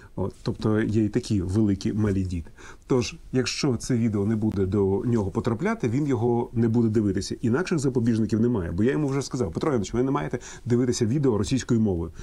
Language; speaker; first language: Ukrainian; non-native, local second language; Russian